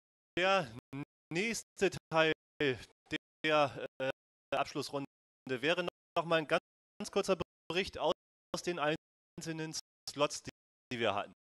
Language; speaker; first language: German; native; German